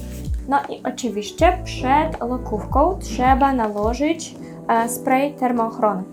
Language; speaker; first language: Polish; non-native, learner; Russian